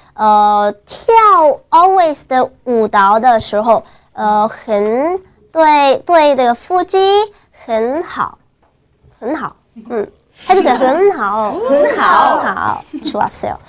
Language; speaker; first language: Chinese; non-native, fluent; Korean